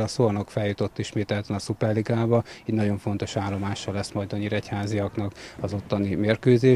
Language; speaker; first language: Hungarian; native; Hungarian